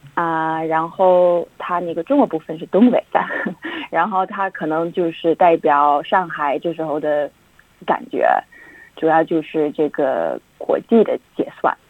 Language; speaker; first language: Chinese; non-native, fluent; English